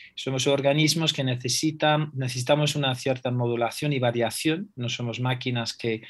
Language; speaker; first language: Spanish; non-native, fluent; English